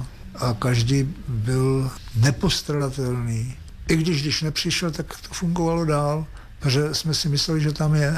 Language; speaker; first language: Czech; native; Czech